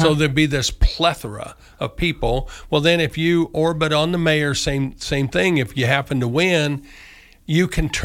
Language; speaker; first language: English; native; English